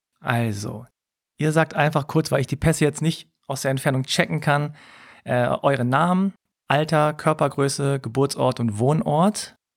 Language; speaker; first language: German; early bilingual, other home language; Korean